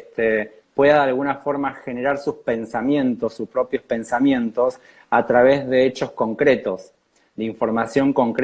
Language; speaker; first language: Spanish; native; Spanish